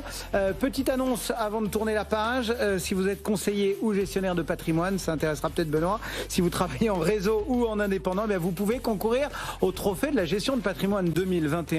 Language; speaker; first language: French; native; French